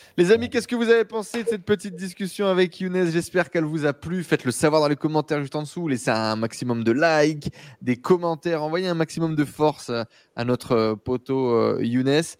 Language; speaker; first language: French; native; French